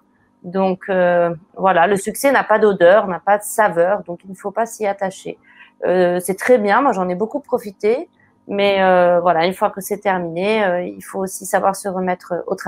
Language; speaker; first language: French; native; French